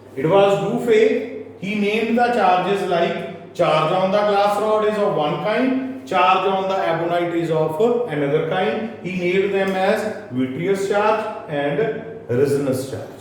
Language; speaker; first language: English; non-native, local second language; Punjabi